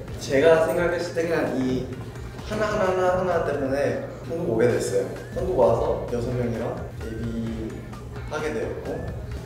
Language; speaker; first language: Korean; non-native, fluent; Chinese